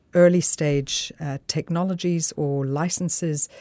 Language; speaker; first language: English; native; English